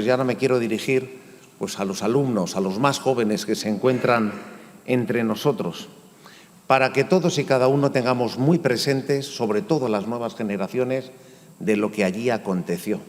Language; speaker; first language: Spanish; native; Spanish